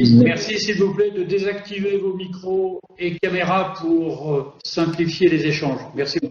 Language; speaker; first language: French; native; French